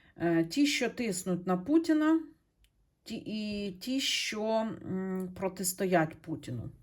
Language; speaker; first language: Ukrainian; non-native, local second language; Russian